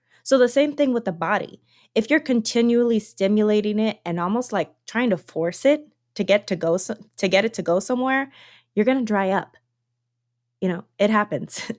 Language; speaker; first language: English; early bilingual, other home language; Spanish